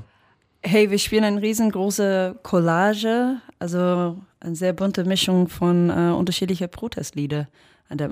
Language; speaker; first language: German; non-native, fluent; English